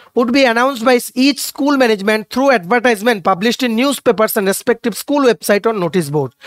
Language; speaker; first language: English; non-native, local second language; Bangla